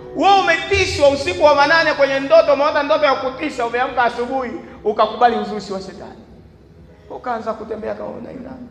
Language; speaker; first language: Swahili; native; Swahili